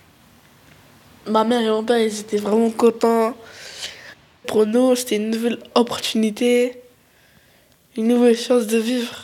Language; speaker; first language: French; early bilingual, other home language; Arabic